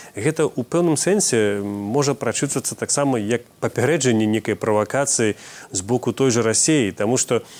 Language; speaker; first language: Belarusian; native; Belarusian